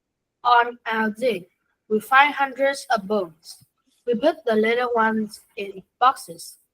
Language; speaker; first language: English; non-native, learner; Vietnamese